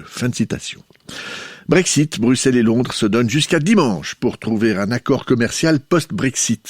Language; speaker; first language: French; native; French